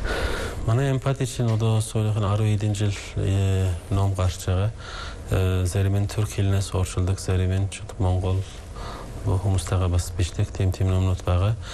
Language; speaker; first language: Mongolian; non-native, fluent; Turkish